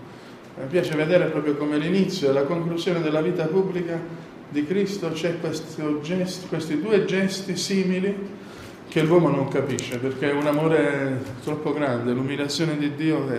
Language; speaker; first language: Italian; native; Italian